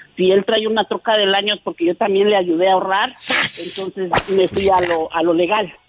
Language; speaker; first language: Spanish; native; Spanish